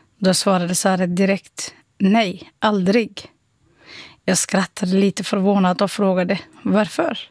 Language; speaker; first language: Swedish; non-native, fluent; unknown